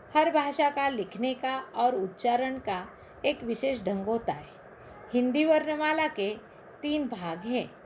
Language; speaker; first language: Hindi; non-native, local second language; Marathi